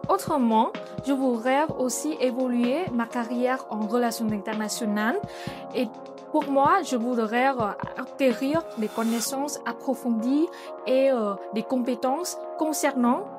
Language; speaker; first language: French; non-native, fluent; Vietnamese